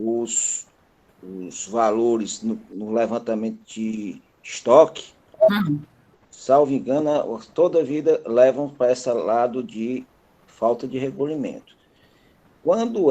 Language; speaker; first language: Portuguese; native; Portuguese